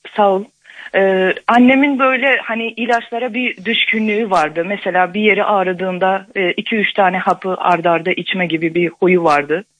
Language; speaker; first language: Turkish; non-native, fluent; Uzbek